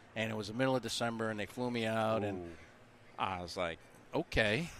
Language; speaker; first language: English; native; English